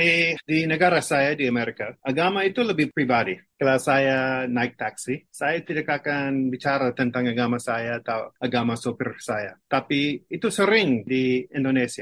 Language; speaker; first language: Indonesian; non-native, fluent; English